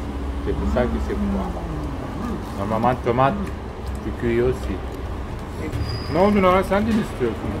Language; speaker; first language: French; non-native, learner; Turkish